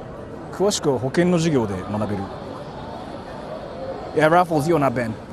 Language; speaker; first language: Japanese; native; Japanese